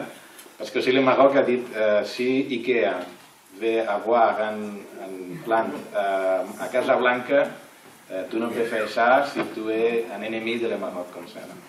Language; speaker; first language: French; non-native, learner; Catalan